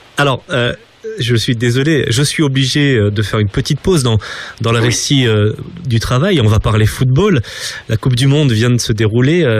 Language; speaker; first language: French; native; French